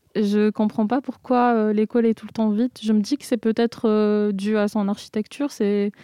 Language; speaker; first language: French; non-native, local second language; Arabic